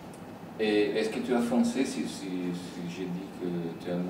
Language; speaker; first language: French; non-native, fluent; Italian